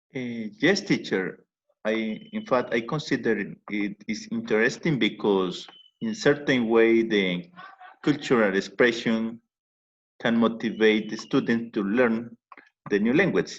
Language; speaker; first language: English; non-native, learner; Spanish